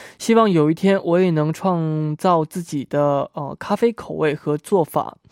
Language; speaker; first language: Chinese; native; Chinese